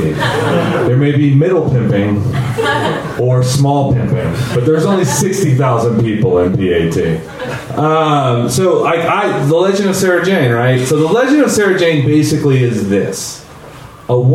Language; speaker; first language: English; native; English